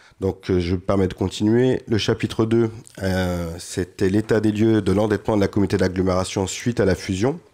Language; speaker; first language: French; native; French